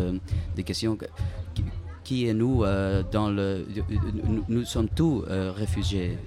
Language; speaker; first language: French; non-native, learner; Dutch